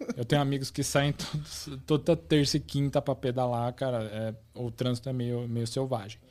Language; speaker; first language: Portuguese; native; Portuguese